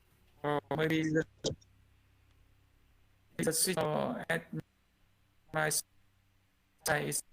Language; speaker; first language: English; non-native, learner; Vietnamese